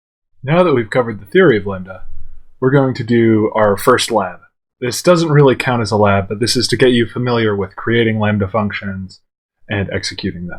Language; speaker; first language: English; native; English